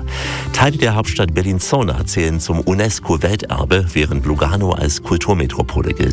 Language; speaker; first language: German; native; German